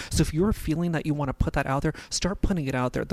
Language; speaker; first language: English; native; English